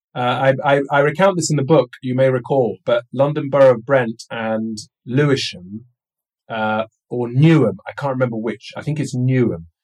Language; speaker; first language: English; early bilingual, other home language; Somali